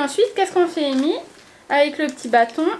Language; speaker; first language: French; native; French